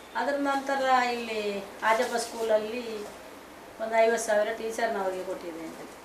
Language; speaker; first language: Kannada; non-native, local second language; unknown